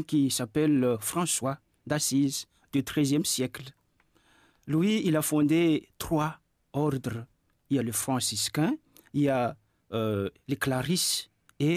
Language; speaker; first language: French; non-native, local second language; Malagasy